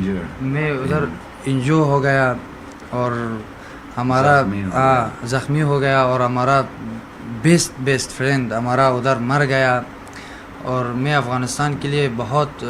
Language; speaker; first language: Hindi; non-native, learner; Persian